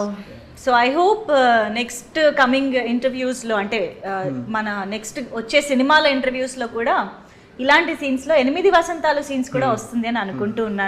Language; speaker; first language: Telugu; native; Telugu